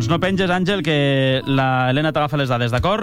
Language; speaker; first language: Catalan; native; Catalan